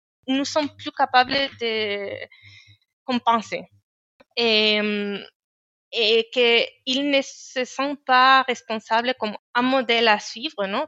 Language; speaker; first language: French; non-native, fluent; Spanish